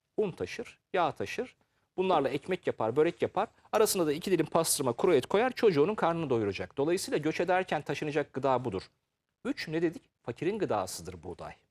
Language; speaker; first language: Turkish; native; Turkish